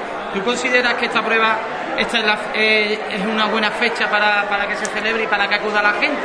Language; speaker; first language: Spanish; native; Spanish